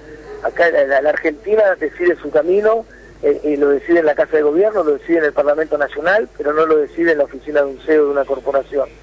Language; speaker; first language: Spanish; native; Spanish